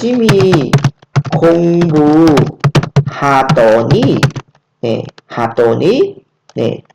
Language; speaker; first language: Korean; non-native, fluent; Khmer